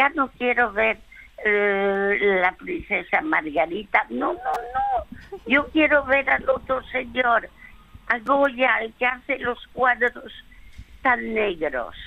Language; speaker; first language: Spanish; early bilingual, other home language; French